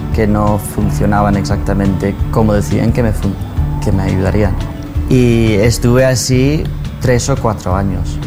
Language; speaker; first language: Spanish; non-native, fluent; English